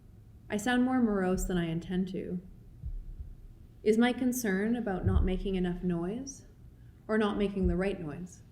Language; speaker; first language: English; native; English